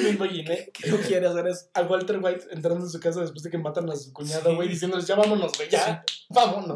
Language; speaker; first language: Spanish; native; Spanish